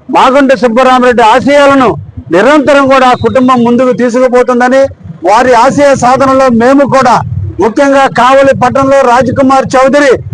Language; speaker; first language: Telugu; native; Telugu